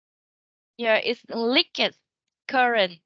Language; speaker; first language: English; non-native, learner; Vietnamese